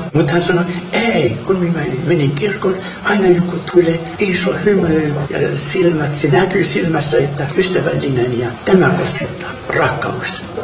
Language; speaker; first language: Finnish; non-native, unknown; Arabic